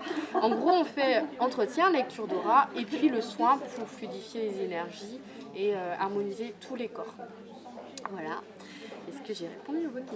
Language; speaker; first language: French; native; French